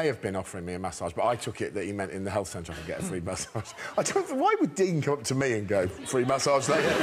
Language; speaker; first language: English; native; English